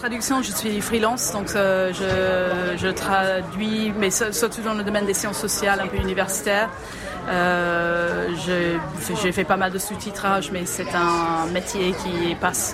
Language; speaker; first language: French; non-native, fluent; English